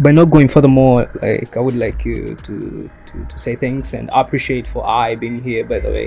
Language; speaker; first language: English; non-native, local second language; Swahili